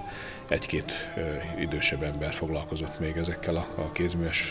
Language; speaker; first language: Hungarian; native; Hungarian